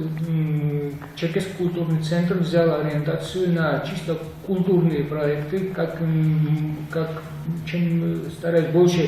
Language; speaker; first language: Russian; non-native, local second language; Georgian